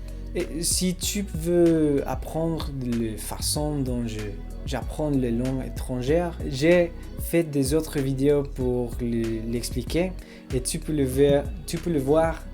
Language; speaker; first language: French; non-native, learner; English